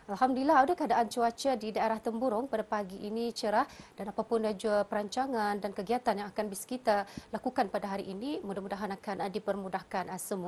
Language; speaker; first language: Malay; native; Malay